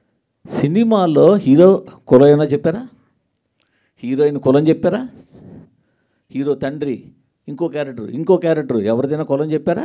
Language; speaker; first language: Telugu; native; Telugu